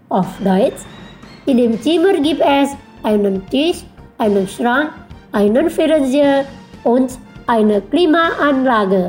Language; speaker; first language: German; non-native, fluent; Indonesian